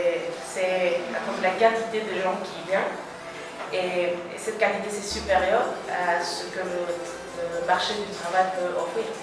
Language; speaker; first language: French; non-native, learner; Spanish